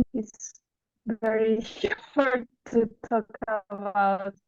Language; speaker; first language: English; non-native, learner; Spanish